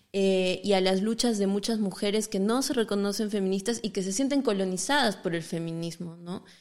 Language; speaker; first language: Spanish; native; Spanish